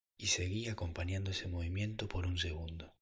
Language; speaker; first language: Spanish; native; Spanish